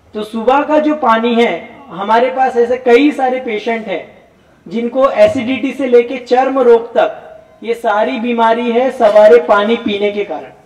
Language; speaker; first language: Hindi; non-native, local second language; Gujarati